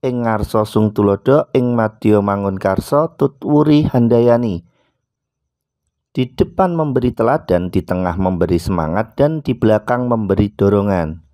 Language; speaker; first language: Indonesian; non-native, local second language; Javanese